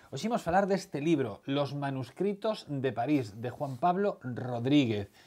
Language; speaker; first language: Spanish; native; Spanish